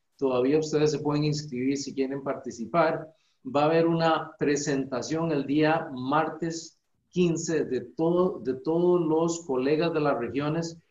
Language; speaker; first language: Spanish; native; Spanish